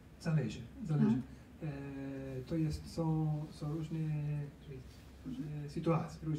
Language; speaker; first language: Polish; non-native, learner; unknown